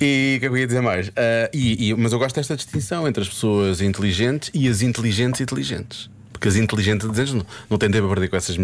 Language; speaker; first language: Portuguese; native; Portuguese